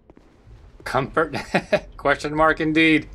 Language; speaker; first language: English; native; English